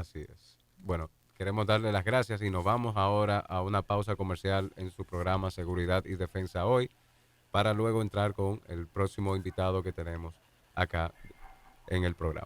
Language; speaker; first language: Spanish; native; Spanish